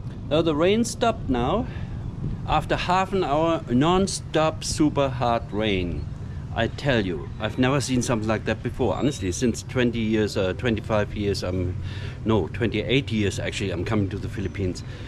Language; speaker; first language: English; non-native, fluent; German